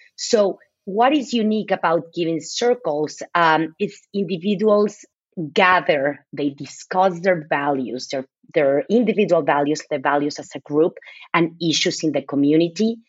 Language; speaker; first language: English; non-native, fluent; Spanish